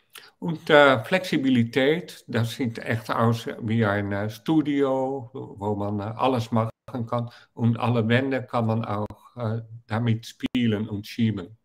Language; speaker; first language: German; non-native, fluent; Dutch